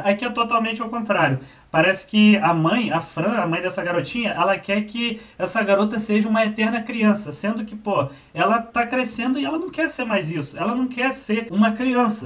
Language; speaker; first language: Portuguese; native; Portuguese